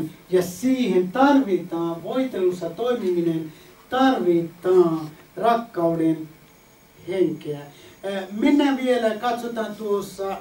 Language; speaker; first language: Finnish; non-native, fluent; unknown